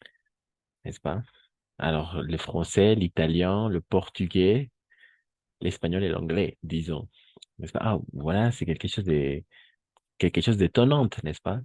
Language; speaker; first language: French; non-native, fluent; Spanish